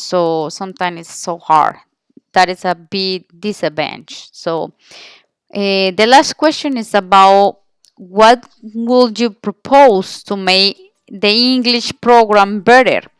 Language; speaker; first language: English; non-native, learner; Spanish